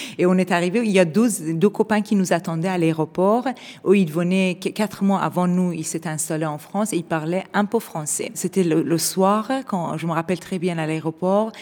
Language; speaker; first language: French; non-native, fluent; Persian